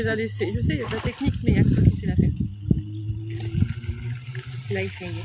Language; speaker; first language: French; native; French